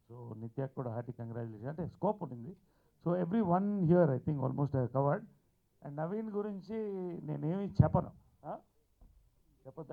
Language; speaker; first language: Telugu; native; Telugu